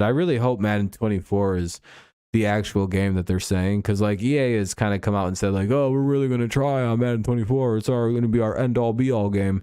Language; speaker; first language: English; native; English